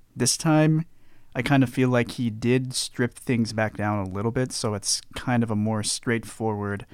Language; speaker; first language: English; native; English